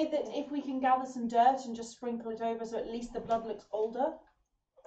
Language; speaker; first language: English; native; English